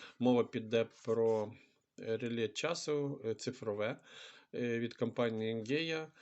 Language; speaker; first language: Ukrainian; non-native, local second language; Russian